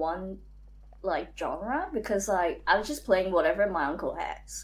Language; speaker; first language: English; non-native, local second language; Cantonese